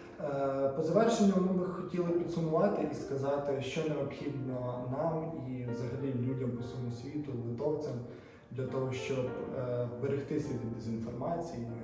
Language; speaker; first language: Ukrainian; native; Ukrainian